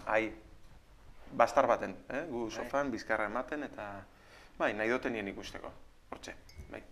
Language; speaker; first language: Basque; native; Basque